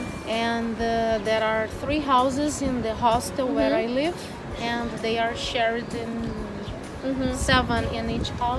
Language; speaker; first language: English; non-native, learner; Portuguese